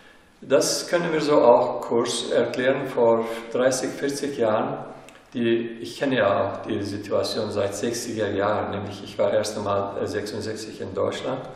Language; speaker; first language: German; non-native, fluent; Turkish